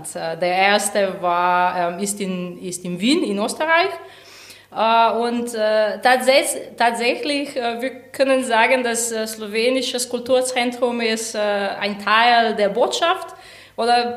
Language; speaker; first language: German; non-native, fluent; Slovenian